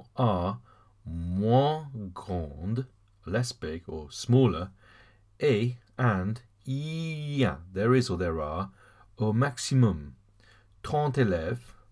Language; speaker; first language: English; native; English